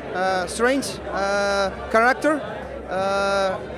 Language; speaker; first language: English; non-native, fluent; Dutch